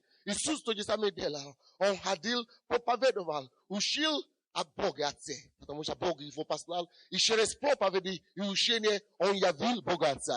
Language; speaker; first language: Russian; non-native, fluent; Yoruba